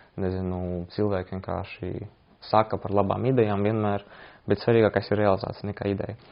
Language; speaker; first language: Latvian; non-native, local second language; Russian